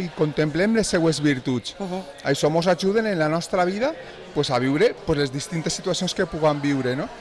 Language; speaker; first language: Catalan; native; Catalan